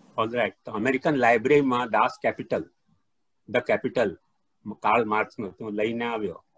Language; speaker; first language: Gujarati; non-native, local second language; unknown